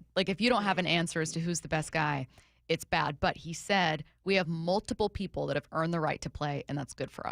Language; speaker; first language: English; native; English